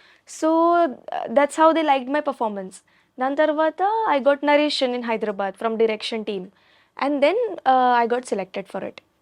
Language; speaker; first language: Telugu; non-native, learner; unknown